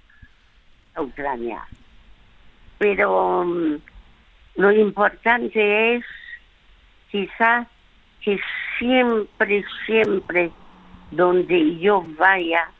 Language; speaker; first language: Spanish; early bilingual, other home language; French